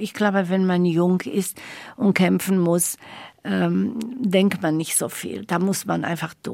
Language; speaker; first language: German; non-native, fluent; Slovak